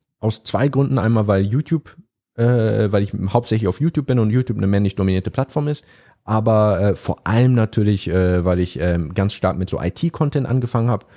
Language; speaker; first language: German; native; German